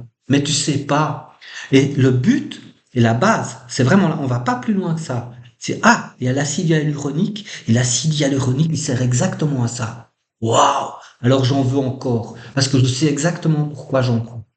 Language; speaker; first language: French; native; French